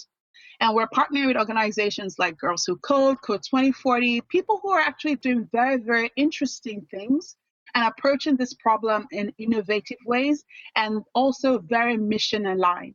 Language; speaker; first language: English; non-native, local second language; Yoruba